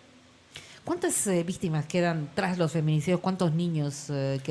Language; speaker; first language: Spanish; native; Spanish